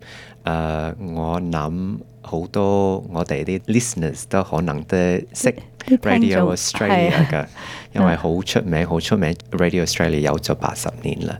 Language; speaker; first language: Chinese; early bilingual, heritage; Cantonese